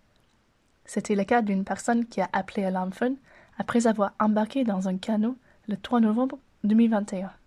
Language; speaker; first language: French; native; French